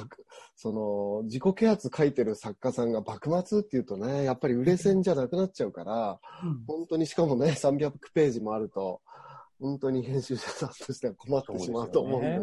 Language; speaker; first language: Japanese; native; Japanese